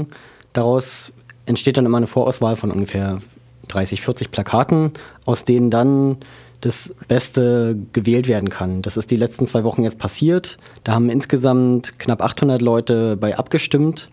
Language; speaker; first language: German; native; German